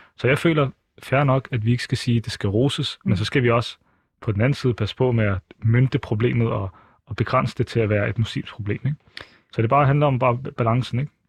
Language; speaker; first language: Danish; early bilingual, other home language; Arabic